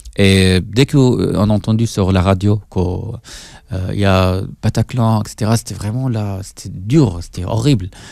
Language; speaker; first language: French; non-native, fluent; Arabic